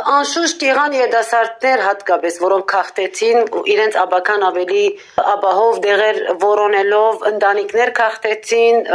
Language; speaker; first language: Armenian; native; Armenian